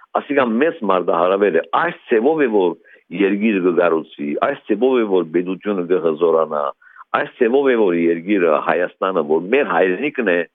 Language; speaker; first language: Armenian; early bilingual, heritage; Armenian